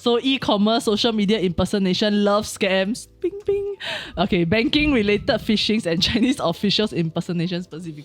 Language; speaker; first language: English; native; English